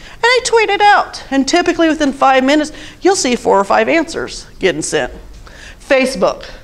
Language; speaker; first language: English; native; English